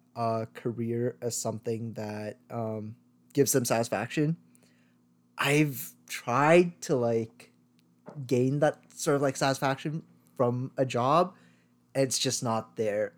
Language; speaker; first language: English; early bilingual, other home language; Tamil